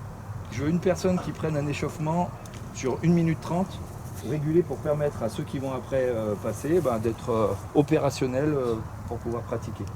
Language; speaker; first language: French; native; French